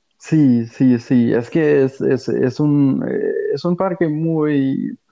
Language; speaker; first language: Spanish; non-native, fluent; German